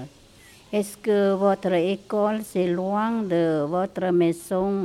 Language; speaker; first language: French; non-native, learner; Lao